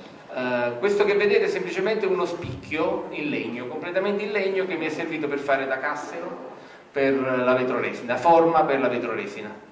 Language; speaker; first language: Italian; native; Italian